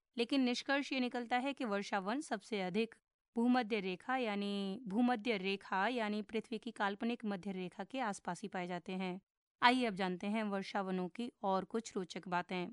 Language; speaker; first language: Hindi; native; Hindi